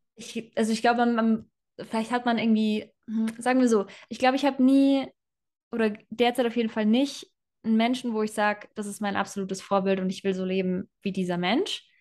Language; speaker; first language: German; native; German